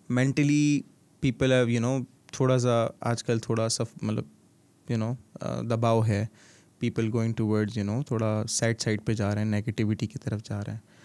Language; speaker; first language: Urdu; native; Urdu